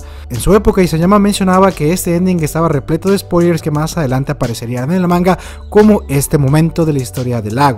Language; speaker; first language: Spanish; native; Spanish